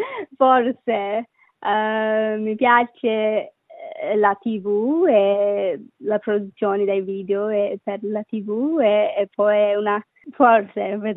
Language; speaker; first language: Italian; non-native, learner; Sinhala